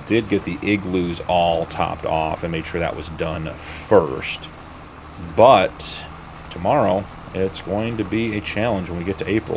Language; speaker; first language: English; native; English